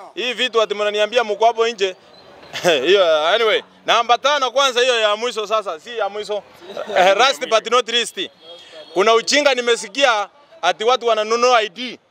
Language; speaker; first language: Swahili; non-native, local second language; Gusii